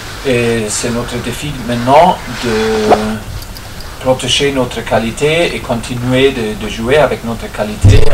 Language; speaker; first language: French; non-native, fluent; German